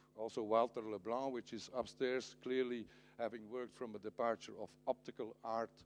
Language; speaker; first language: English; non-native, fluent; Dutch